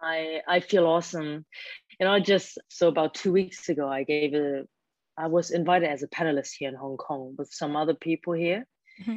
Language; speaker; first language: English; non-native, fluent; German